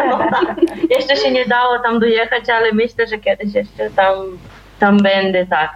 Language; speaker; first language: Polish; early bilingual, heritage; Polish